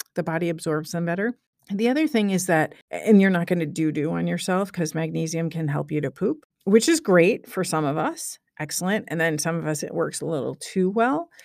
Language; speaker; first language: English; native; English